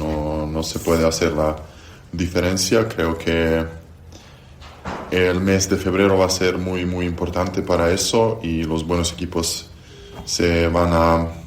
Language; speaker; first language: Spanish; non-native, fluent; Serbian